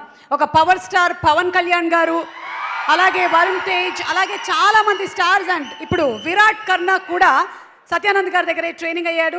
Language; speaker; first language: Telugu; native; Telugu